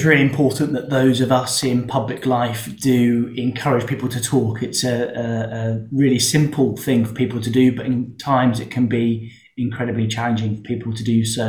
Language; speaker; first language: English; native; English